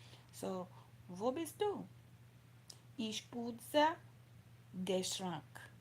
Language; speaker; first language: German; non-native, learner; English